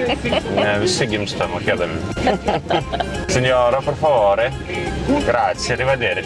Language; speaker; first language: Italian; non-native, learner; Lithuanian